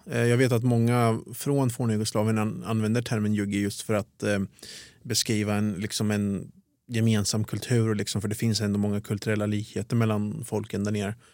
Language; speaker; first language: Swedish; early bilingual, other home language; Bosnian